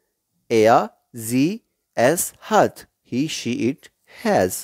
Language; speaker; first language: German; non-native, learner; Hindi